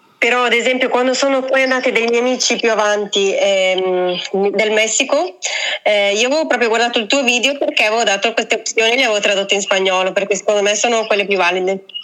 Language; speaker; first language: Italian; native; Italian